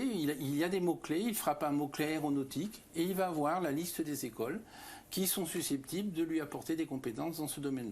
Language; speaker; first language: French; native; French